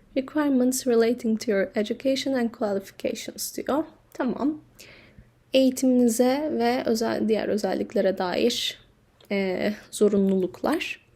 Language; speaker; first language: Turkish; native; Turkish